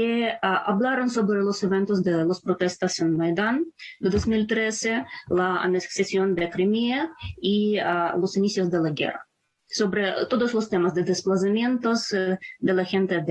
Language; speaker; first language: Spanish; non-native, fluent; Ukrainian